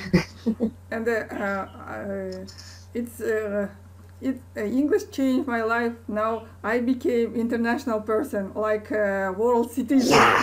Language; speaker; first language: English; non-native, learner; Kazakh